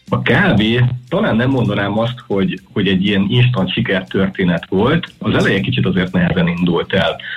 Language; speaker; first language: Hungarian; non-native, fluent; Spanish